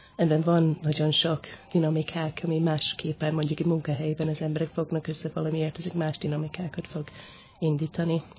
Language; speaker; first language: Hungarian; non-native, fluent; English